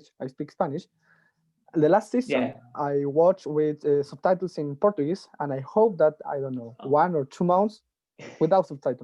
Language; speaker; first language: English; non-native, fluent; Spanish